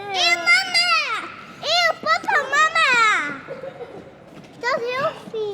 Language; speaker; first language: Dutch; early bilingual, other home language; Persian